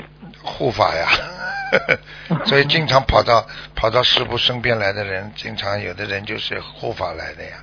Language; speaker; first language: Chinese; native; Chinese